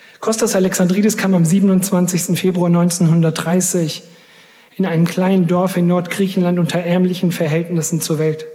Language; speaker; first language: German; early bilingual, other home language; Greek